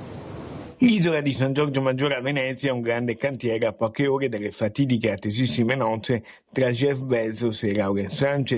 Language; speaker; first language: Italian; native; Italian